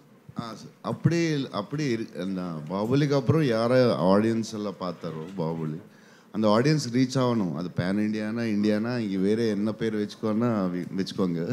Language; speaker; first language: Tamil; non-native, learner; Telugu